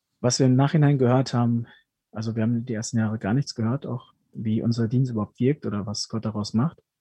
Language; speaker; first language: German; early bilingual, other home language; Spanish